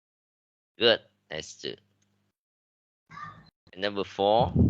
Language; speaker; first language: English; non-native, fluent; Vietnamese